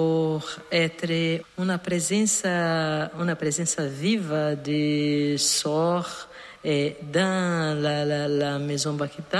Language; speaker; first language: French; non-native, learner; Portuguese